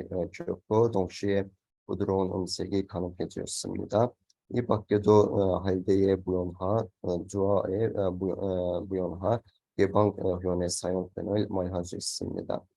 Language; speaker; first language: Korean; non-native, fluent; Azerbaijani